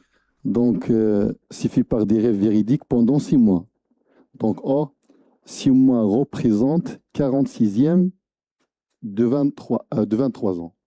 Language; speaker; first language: French; non-native, local second language; Arabic